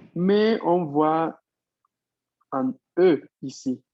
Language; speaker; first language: French; non-native, fluent; Spanish